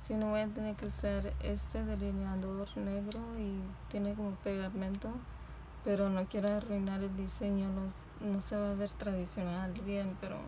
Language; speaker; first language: Spanish; early bilingual, heritage; Spanish